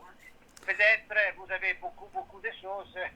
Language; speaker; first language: French; non-native, learner; Italian